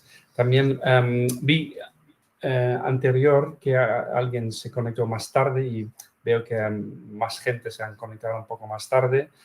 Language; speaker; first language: Spanish; non-native, fluent; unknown